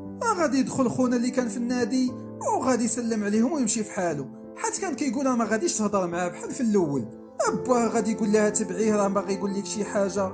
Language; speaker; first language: Arabic; native; Arabic